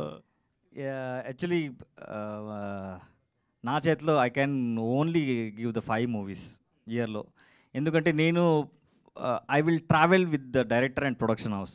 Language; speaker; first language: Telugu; non-native, learner; Kannada